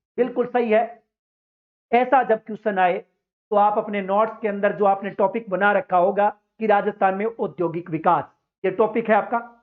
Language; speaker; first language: Hindi; native; Hindi